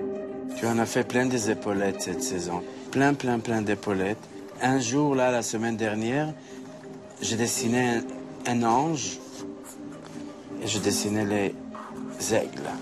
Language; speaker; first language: French; non-native, fluent; Hebrew